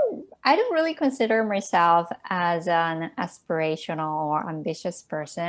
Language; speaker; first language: English; non-native, fluent; Japanese